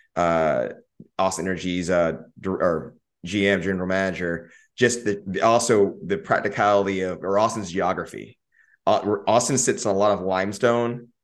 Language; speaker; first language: English; native; English